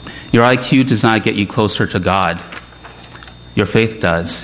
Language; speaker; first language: English; early bilingual, other home language; Chinese